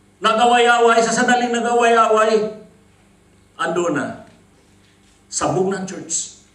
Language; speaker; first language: Filipino; non-native, local second language; Cebuano